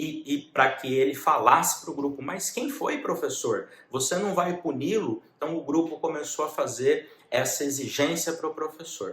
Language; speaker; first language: Portuguese; native; Portuguese